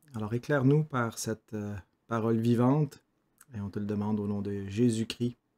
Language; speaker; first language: French; native; French